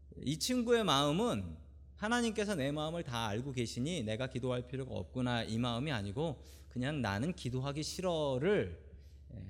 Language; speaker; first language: Korean; native; Korean